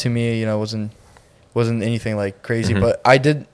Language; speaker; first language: English; non-native, fluent; Ukrainian